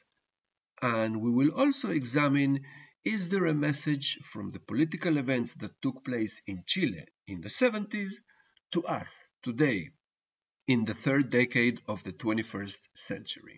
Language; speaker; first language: English; early bilingual, other home language; Spanish